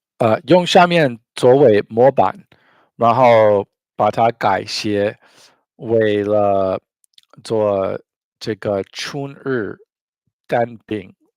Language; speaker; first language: Chinese; non-native, fluent; English